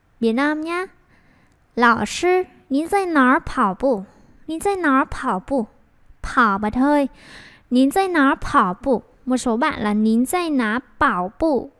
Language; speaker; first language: Chinese; non-native, fluent; Vietnamese